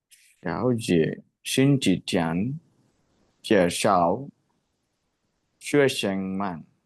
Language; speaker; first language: Chinese; non-native, learner; Tamil